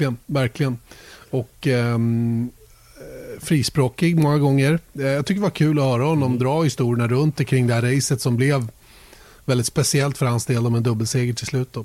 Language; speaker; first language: Swedish; native; Swedish